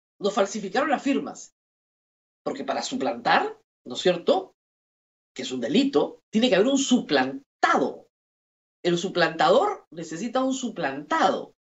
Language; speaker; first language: Spanish; native; Spanish